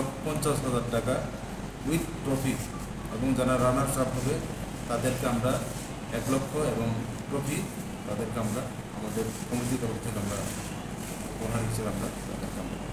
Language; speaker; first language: Bangla; non-native, local second language; Kok Borok